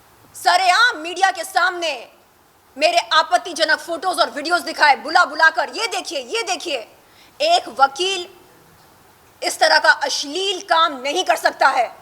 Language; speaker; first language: Hindi; native; Hindi